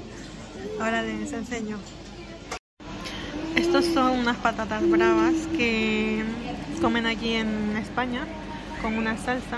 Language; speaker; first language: Spanish; native; Spanish